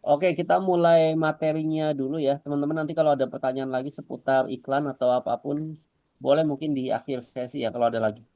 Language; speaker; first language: Indonesian; native; Indonesian